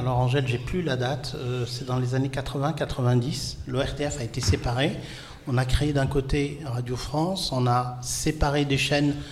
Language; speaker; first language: French; non-native, local second language; Arabic